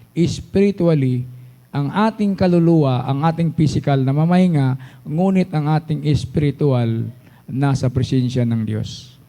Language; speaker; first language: Filipino; native; Filipino